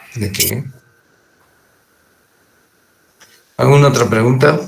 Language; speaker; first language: Spanish; native; Spanish